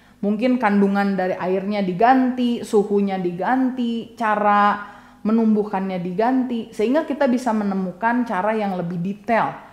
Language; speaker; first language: Indonesian; native; Indonesian